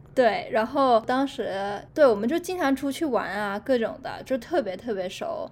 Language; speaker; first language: Chinese; non-native, local second language; Cantonese